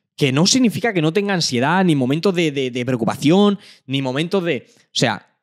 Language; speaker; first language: Spanish; native; Spanish